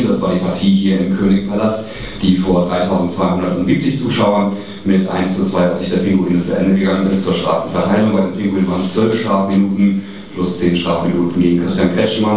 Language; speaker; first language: German; native; German